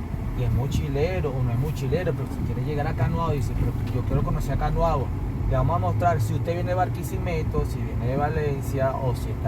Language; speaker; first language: Spanish; native; Spanish